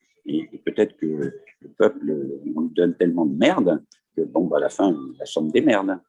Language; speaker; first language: French; native; French